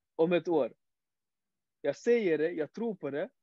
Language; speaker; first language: Swedish; early bilingual, other home language; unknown